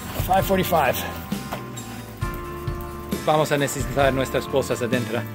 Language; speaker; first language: Spanish; non-native, learner; English